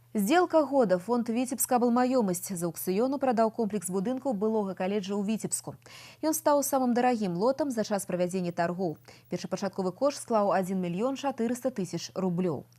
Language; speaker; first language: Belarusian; non-native, local second language; Russian